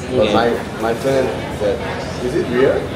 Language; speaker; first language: English; non-native, learner; Korean